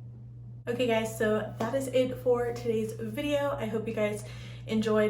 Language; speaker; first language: English; native; English